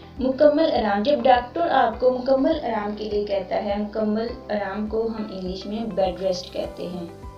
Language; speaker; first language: Urdu; native; Urdu